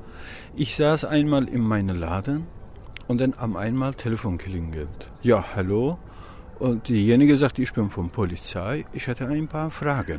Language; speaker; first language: German; non-native, learner; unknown